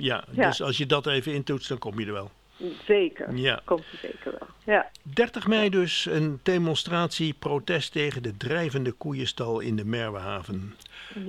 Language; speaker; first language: Dutch; native; Dutch